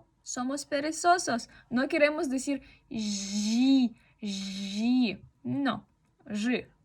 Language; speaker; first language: Spanish; non-native, fluent; Russian